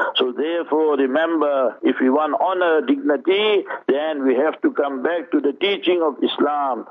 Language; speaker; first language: English; early bilingual, other home language; Urdu